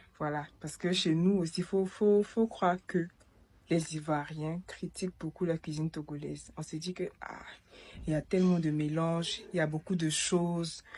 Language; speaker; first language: French; native; French